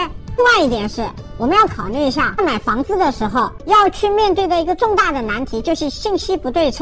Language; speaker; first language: Chinese; native; Chinese